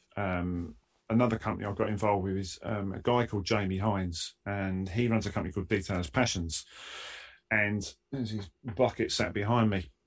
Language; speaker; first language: English; native; English